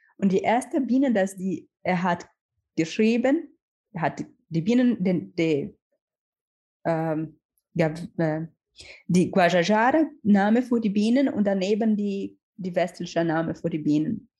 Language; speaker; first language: German; non-native, learner; Portuguese